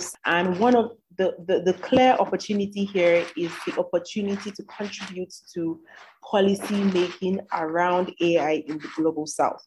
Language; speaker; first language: English; non-native, local second language; Yoruba